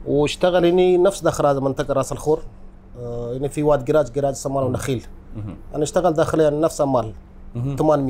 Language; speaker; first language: Arabic; non-native, learner; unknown